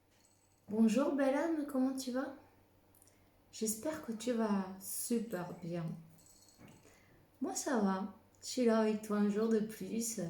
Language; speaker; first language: French; non-native, fluent; Spanish